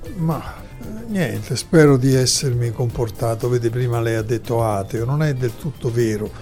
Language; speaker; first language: Italian; native; Italian